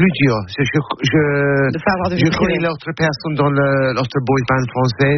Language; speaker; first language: French; non-native, learner; English